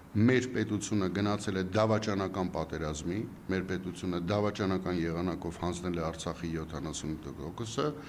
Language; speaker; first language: Armenian; native; Armenian